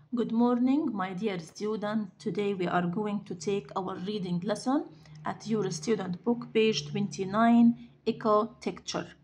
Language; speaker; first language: English; non-native, fluent; Arabic